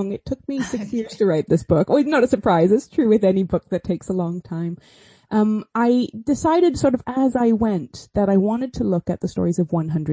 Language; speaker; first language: English; native; English